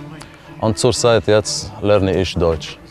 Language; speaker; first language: German; non-native, learner; Arabic